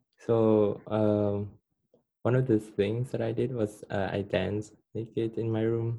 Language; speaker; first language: English; non-native, fluent; Khmer